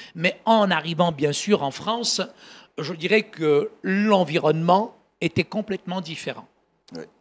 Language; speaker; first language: French; early bilingual, other home language; Arabic